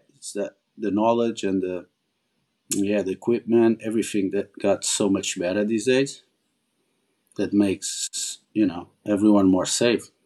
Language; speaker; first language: English; non-native, fluent; Portuguese